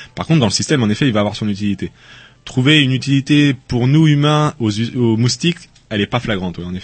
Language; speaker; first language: French; native; French